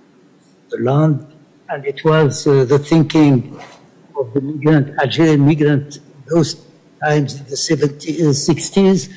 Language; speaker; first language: English; non-native, learner; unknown